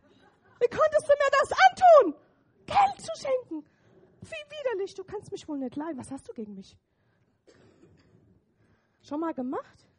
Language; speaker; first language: German; native; German